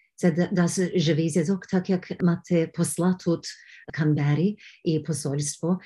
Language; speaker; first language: Ukrainian; early bilingual, heritage; Ukrainian